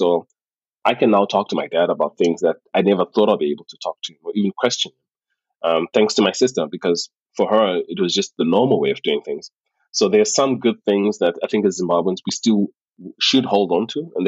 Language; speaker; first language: English; non-native, local second language; Shona